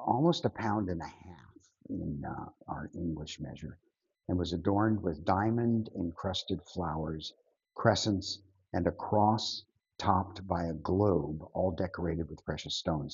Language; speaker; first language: English; native; English